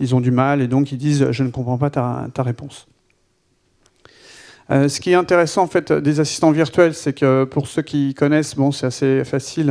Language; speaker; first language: French; native; French